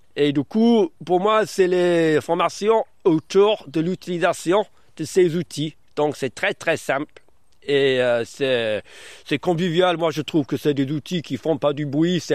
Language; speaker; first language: French; early bilingual, other home language; English